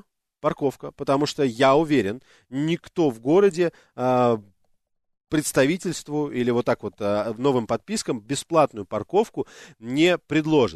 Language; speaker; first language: Russian; native; Russian